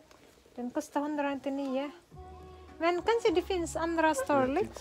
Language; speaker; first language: Swedish; non-native, learner; Cebuano